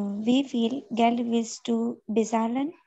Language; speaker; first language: German; non-native, learner; Urdu